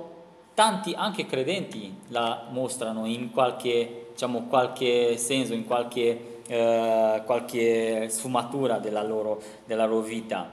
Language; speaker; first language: Italian; non-native, fluent; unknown